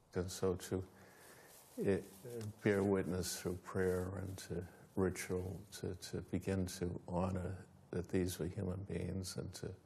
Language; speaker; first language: English; native; English